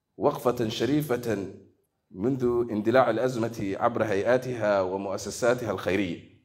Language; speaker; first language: Arabic; non-native, local second language; Somali